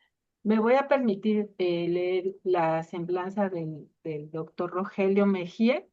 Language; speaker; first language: Spanish; native; Spanish